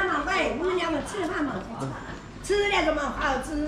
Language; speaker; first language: Chinese; native; Chinese